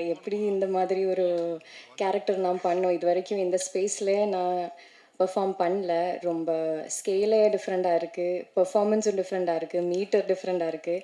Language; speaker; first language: Tamil; non-native, learner; Malayalam